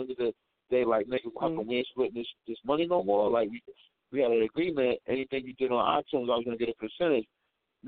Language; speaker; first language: English; native; English